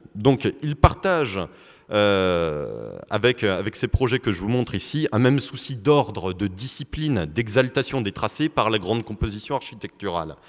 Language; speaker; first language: French; native; French